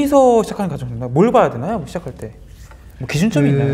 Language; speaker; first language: Korean; native; Korean